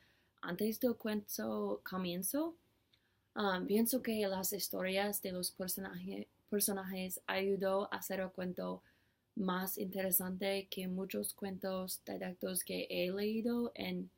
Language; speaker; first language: Spanish; non-native, learner; English